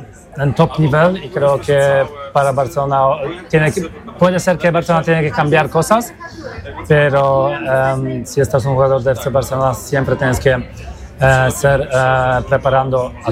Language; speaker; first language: Spanish; non-native, learner; Polish